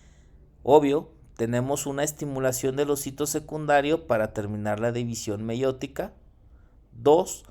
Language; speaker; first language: Spanish; native; Spanish